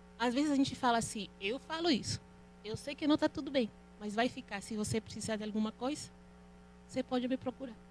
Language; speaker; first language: Portuguese; non-native, fluent; Spanish